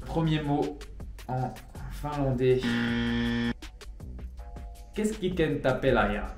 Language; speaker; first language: French; native; French